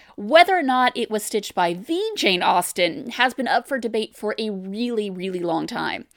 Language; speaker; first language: English; native; English